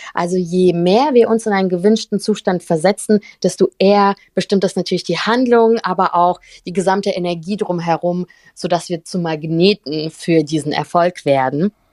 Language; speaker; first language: German; early bilingual, other home language; Russian